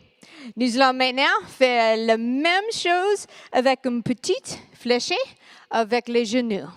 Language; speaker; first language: French; non-native, learner; English